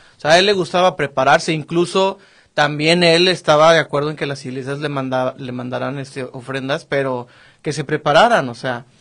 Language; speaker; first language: Spanish; native; Spanish